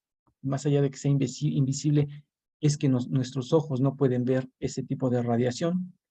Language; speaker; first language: Spanish; native; Spanish